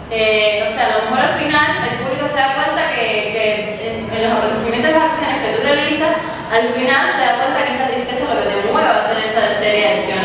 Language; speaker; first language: Spanish; native; Spanish